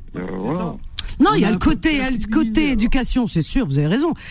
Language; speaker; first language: French; native; French